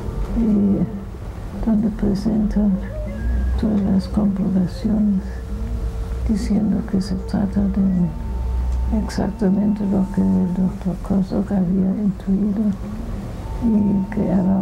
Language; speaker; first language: Spanish; non-native, fluent; German